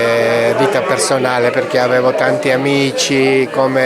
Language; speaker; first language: Italian; non-native, learner; Georgian